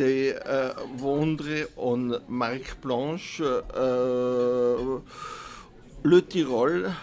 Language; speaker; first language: French; non-native, fluent; German